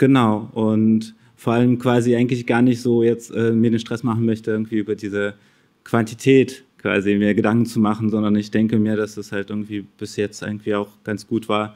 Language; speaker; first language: German; native; German